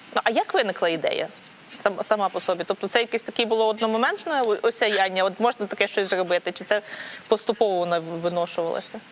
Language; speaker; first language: Ukrainian; native; Ukrainian